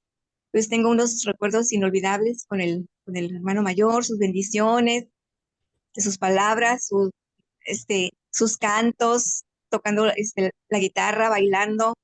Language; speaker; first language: Spanish; native; Spanish